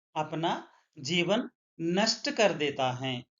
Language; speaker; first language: Hindi; non-native, local second language; Telugu